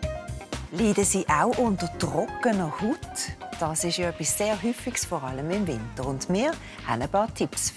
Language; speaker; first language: German; native; German